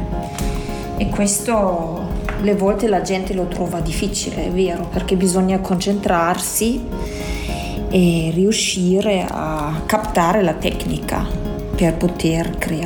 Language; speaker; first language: Italian; non-native, fluent; German